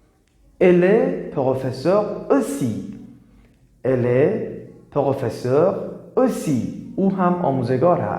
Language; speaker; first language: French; non-native, learner; Persian